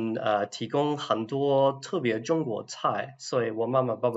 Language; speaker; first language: Chinese; non-native, fluent; English